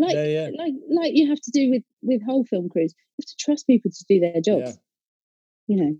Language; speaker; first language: English; native; English